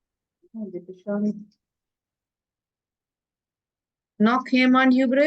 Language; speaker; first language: German; non-native, fluent; Hindi